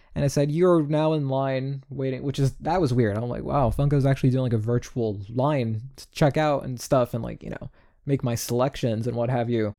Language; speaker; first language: English; native; English